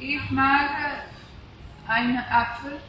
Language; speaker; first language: German; non-native, learner; Spanish